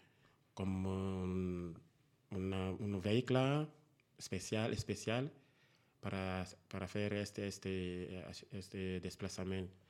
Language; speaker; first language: Catalan; non-native, learner; Spanish